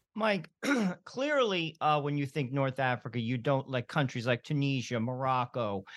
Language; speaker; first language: English; early bilingual, other home language; Italian